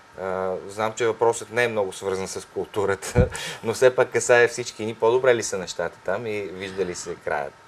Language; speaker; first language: Bulgarian; native; Bulgarian